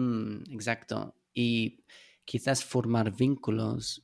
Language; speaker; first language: Spanish; non-native, fluent; English